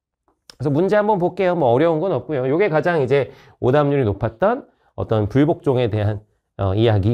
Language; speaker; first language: Korean; native; Korean